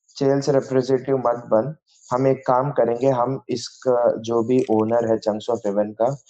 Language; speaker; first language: Hindi; non-native, local second language; Bangla